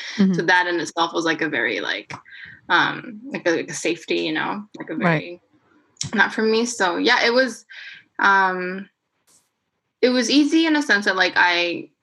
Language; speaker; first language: English; non-native, fluent; Korean